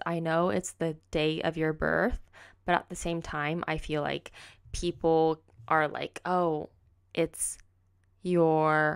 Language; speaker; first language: English; native; English